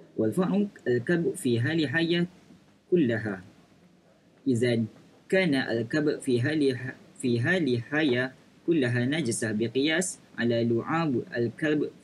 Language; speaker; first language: Arabic; non-native, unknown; Malay